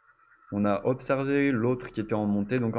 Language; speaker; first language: French; native; French